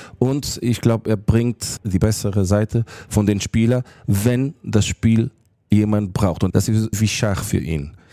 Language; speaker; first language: German; non-native, learner; Portuguese